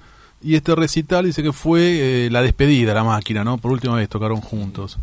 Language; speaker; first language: Spanish; native; Spanish